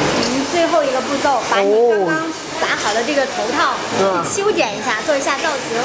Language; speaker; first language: Chinese; native; Chinese